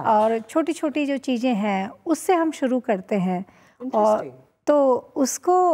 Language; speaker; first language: Hindi; native; Hindi